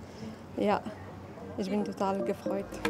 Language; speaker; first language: German; non-native, learner; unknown